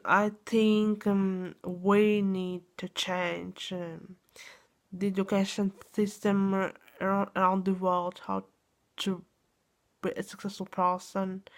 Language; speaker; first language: English; non-native, learner; Russian